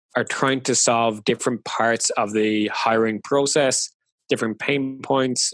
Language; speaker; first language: English; native; English